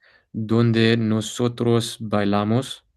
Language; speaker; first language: Spanish; non-native, learner; English